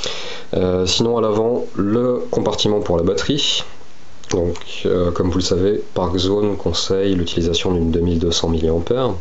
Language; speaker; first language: French; native; French